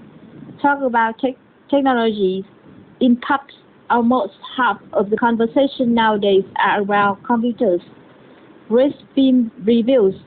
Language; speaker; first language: English; non-native, learner; Vietnamese